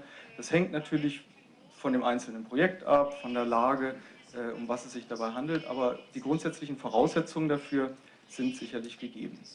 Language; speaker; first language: German; native; German